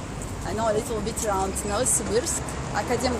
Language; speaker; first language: English; non-native, learner; Russian